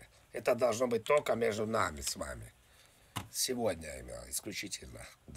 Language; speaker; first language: Russian; native; Russian